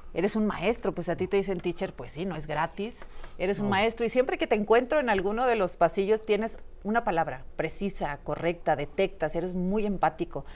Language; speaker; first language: Spanish; native; Spanish